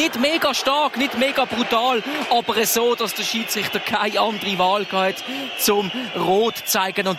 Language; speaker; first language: German; native; German